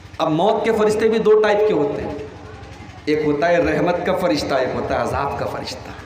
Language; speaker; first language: Urdu; native; Urdu